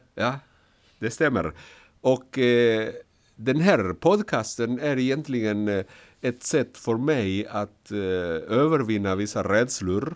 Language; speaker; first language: Swedish; non-native, fluent; Spanish